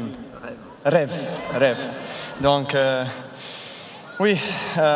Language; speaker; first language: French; non-native, learner; Serbian